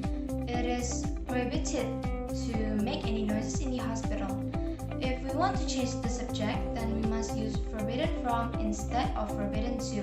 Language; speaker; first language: English; non-native, learner; Indonesian